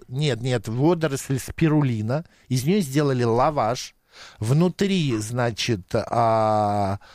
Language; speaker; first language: Russian; native; Russian